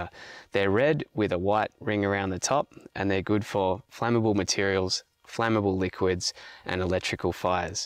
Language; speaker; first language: English; native; English